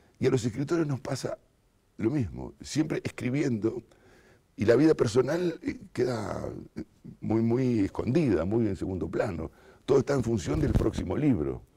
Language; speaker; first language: Spanish; native; Spanish